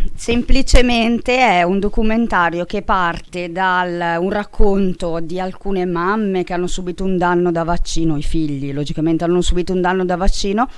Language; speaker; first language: Italian; native; Italian